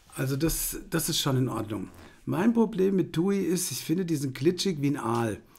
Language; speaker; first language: German; native; German